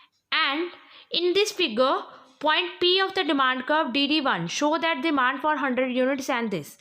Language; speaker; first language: English; non-native, local second language; Hindi